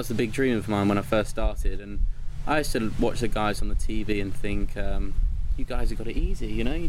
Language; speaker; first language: English; native; English